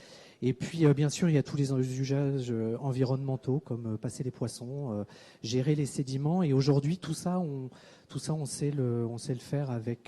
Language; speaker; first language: French; native; French